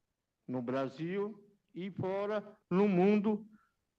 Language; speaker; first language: Portuguese; non-native, local second language; Yanomámi